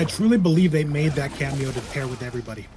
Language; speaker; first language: English; native; English